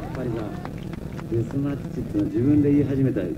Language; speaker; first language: Japanese; native; Japanese